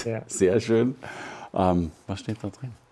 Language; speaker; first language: German; native; German